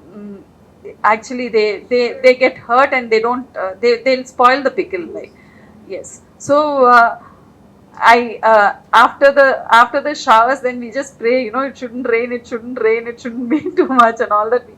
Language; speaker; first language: English; non-native, local second language; Telugu